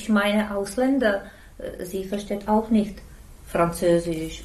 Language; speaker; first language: German; non-native, learner; Czech